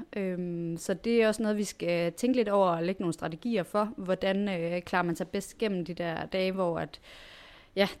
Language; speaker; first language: Danish; native; Danish